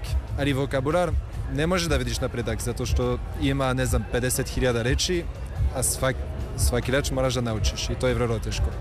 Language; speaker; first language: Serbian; non-native, fluent; French